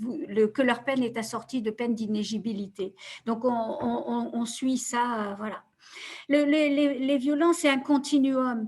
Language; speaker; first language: French; native; French